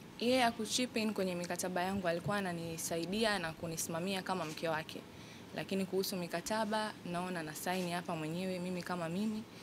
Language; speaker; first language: Swahili; native; Swahili